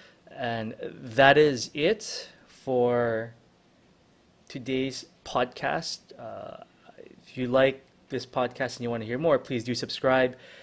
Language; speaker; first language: English; non-native, local second language; Filipino